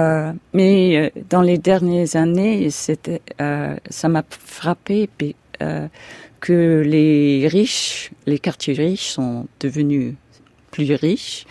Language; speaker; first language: French; non-native, fluent; English